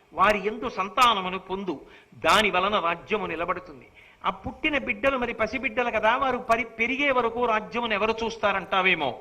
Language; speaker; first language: Telugu; native; Telugu